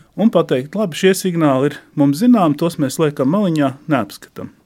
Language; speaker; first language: Latvian; native; Latvian